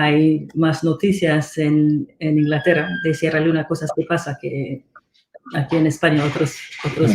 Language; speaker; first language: Spanish; non-native, fluent; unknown